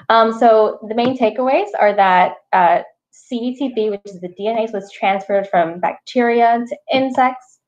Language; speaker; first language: English; native; English